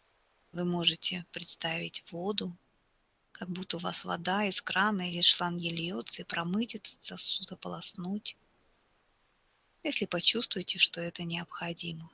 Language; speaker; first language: Russian; native; Russian